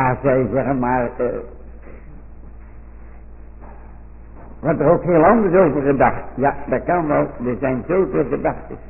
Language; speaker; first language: Dutch; native; Dutch